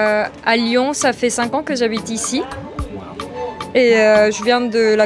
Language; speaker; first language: French; non-native, fluent; Korean